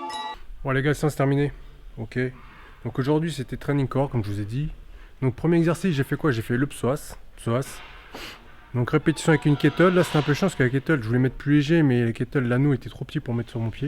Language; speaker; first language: French; native; French